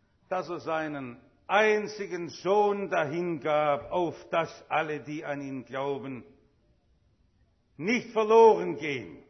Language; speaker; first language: German; native; German